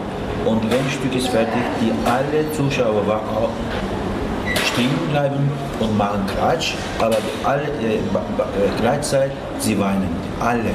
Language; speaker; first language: German; non-native, fluent; Turkish